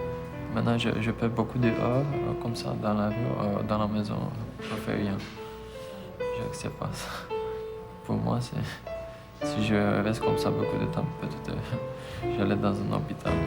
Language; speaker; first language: French; non-native, learner; Romanian